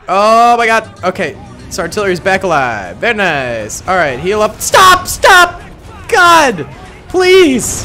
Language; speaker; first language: English; native; English